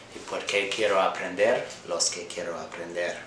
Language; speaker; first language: Spanish; non-native, fluent; English